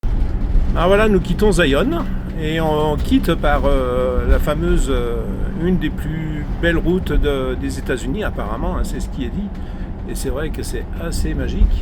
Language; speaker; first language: French; native; French